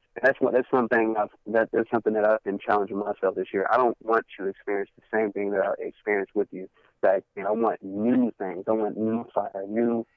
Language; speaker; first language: English; native; English